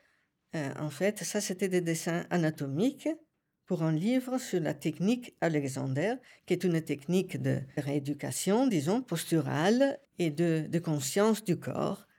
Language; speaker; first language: French; non-native, fluent; Italian